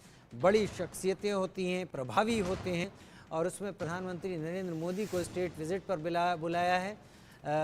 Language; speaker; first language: Hindi; native; Hindi